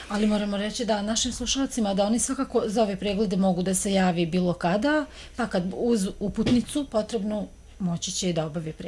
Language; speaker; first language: Croatian; native; Croatian